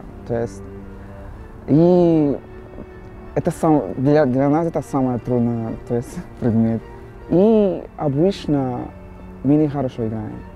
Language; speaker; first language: Russian; non-native, learner; Portuguese